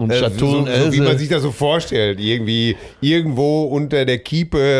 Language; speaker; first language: German; native; German